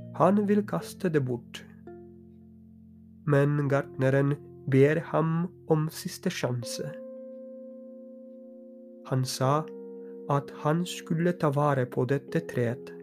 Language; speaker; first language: Norwegian; non-native, fluent; Polish